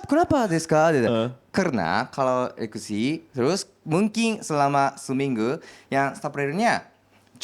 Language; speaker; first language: Indonesian; non-native, learner; Japanese